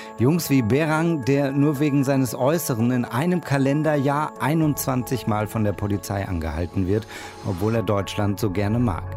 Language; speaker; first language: German; native; German